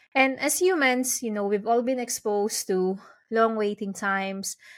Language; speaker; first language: English; non-native, local second language; Filipino